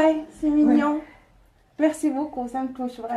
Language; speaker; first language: French; non-native, local second language; Arabic